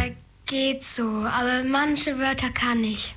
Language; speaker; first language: German; early bilingual, other home language; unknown